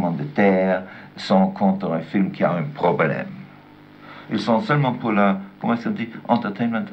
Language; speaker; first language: French; non-native, learner; German